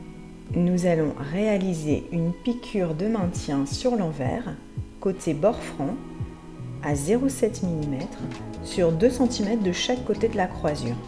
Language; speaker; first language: French; native; French